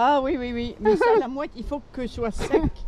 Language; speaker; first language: French; native; French